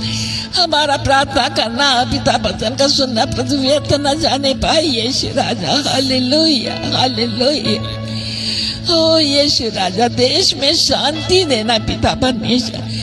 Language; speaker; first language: Hindi; native; Hindi